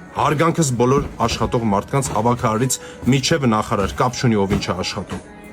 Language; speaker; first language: Armenian; native; Armenian